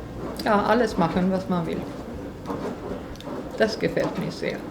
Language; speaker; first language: German; non-native, learner; Swedish